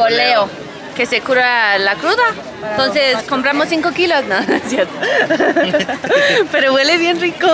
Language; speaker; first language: Spanish; non-native, fluent; English